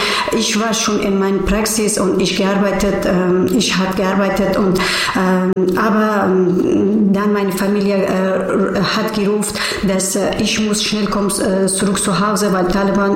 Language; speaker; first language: German; non-native, learner; Persian